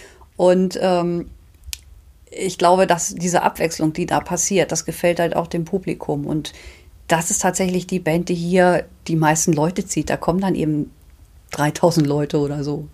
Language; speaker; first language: German; native; German